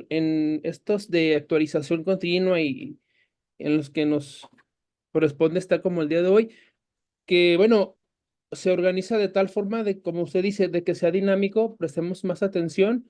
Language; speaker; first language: Spanish; native; Spanish